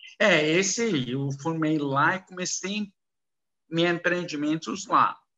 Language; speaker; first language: Portuguese; non-native, learner; Arabic